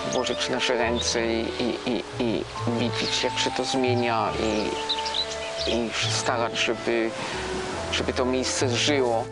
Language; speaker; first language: Polish; non-native, fluent; German